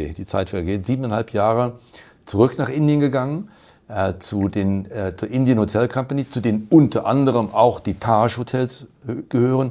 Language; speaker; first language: German; native; German